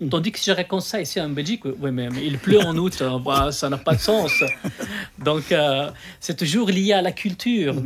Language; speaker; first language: French; non-native, local second language; Arabic